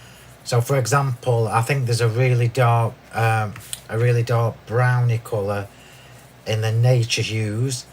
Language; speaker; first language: English; native; English